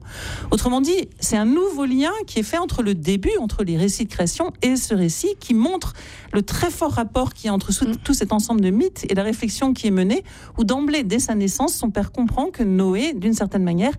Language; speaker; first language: French; native; French